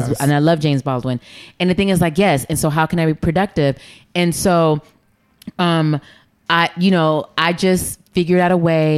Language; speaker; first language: English; native; English